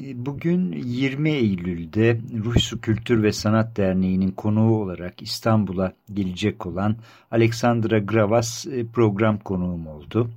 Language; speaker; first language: Turkish; native; Turkish